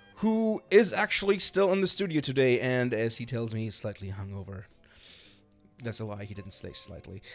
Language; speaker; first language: English; non-native, fluent; German